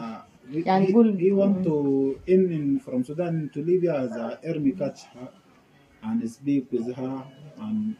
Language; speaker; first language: English; non-native, learner; Arabic